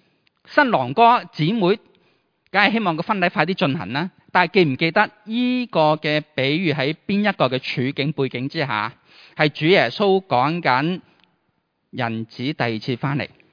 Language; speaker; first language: Chinese; native; Chinese